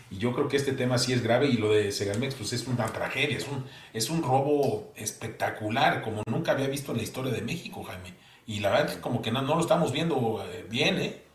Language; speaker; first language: Spanish; native; Spanish